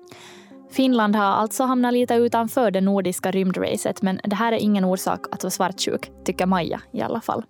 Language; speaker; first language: Swedish; native; Swedish